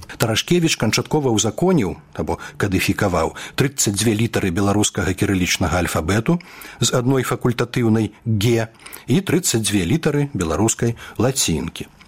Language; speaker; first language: Belarusian; native; Belarusian